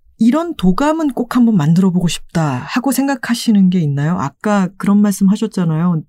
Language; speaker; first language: Korean; native; Korean